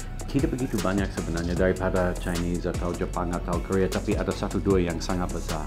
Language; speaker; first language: Indonesian; non-native, fluent; English